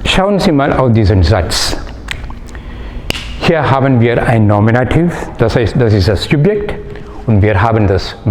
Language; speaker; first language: German; non-native, fluent; Malayalam